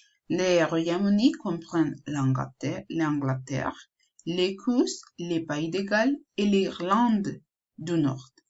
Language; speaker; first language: French; non-native, learner; Spanish